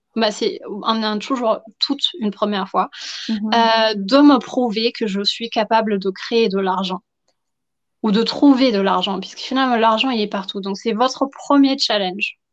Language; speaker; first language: French; non-native, fluent; German